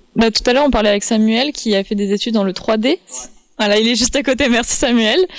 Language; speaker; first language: French; native; French